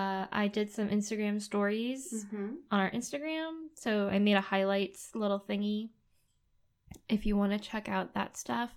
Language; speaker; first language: English; native; English